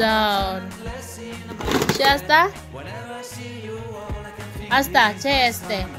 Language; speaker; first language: Romanian; non-native, learner; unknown